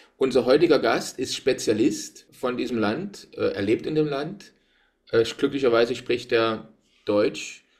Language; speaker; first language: German; native; German